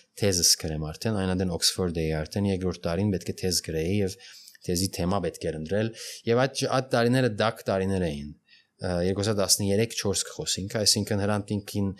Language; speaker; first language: Armenian; early bilingual, heritage; Armenian